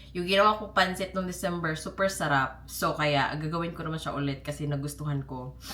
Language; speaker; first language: Filipino; non-native, local second language; Cebuano